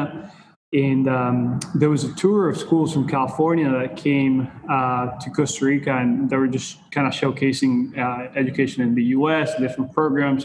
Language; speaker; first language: English; non-native, fluent; Spanish